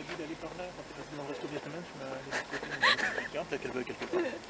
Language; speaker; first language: French; native; French